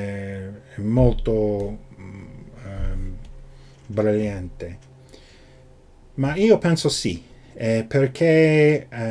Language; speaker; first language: Italian; non-native, learner; English